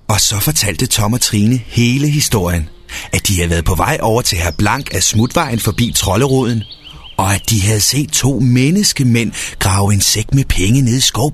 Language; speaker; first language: Danish; native; Danish